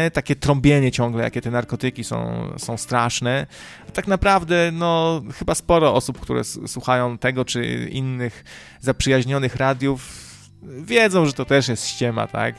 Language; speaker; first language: Polish; native; Polish